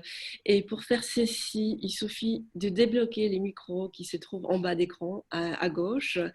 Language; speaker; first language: French; non-native, fluent; Polish